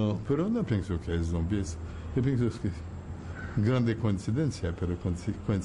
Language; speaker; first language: Spanish; non-native, fluent; Haitian Creole